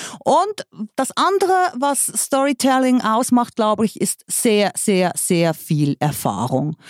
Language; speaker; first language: German; native; German